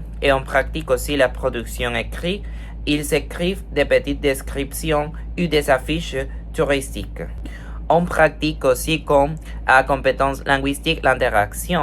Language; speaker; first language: French; non-native, fluent; Spanish